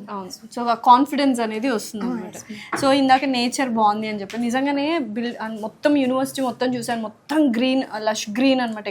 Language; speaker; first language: Telugu; native; Telugu